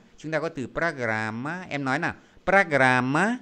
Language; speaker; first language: Vietnamese; native; Vietnamese